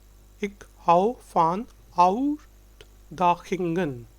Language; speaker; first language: Dutch; non-native, learner; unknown